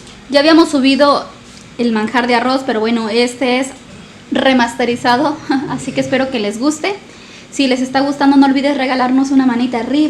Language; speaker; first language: Spanish; native; Spanish